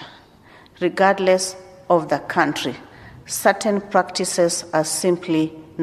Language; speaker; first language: English; non-native, local second language; Luo (Kenya and Tanzania)